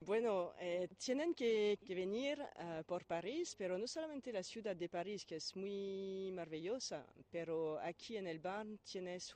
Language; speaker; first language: Spanish; non-native, fluent; French